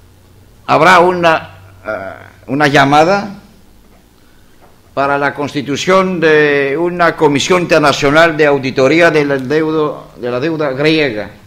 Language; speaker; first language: Spanish; non-native, fluent; Greek